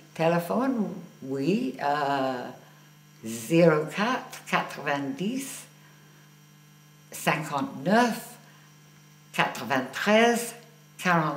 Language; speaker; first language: French; non-native, fluent; English